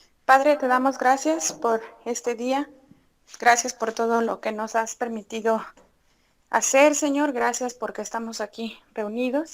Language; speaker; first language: Spanish; native; Spanish